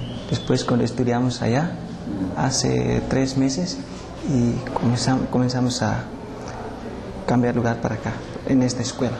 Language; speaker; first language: Spanish; non-native, learner; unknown